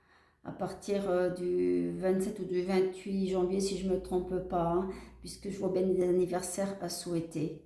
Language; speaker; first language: French; native; French